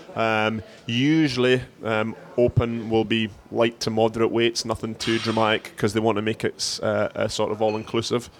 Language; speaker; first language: English; native; English